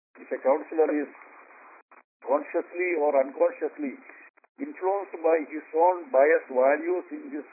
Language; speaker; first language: English; non-native, local second language; Malayalam